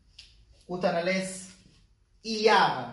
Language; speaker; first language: Hungarian; non-native, learner; Hebrew